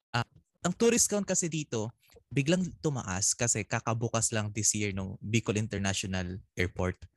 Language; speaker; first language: Filipino; non-native, local second language; Bikol